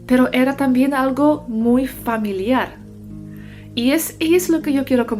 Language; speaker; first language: Spanish; non-native, fluent; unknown